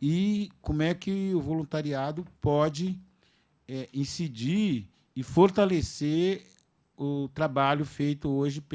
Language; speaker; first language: Portuguese; native; Portuguese